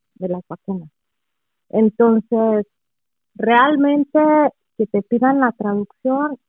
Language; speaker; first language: Spanish; native; Spanish